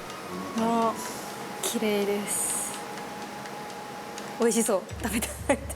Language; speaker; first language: Japanese; non-native, learner; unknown